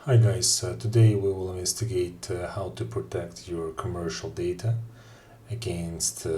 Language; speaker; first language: English; non-native, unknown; Russian